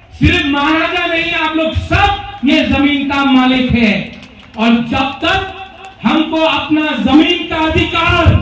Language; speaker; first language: Hindi; non-native, local second language; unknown